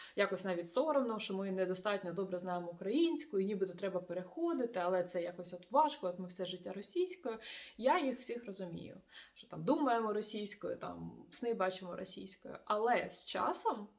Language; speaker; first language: Ukrainian; non-native, local second language; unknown